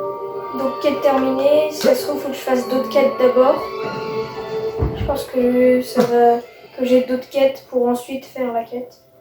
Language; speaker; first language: French; native; French